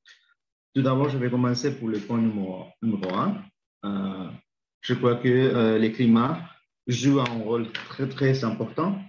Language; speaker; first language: French; non-native, learner; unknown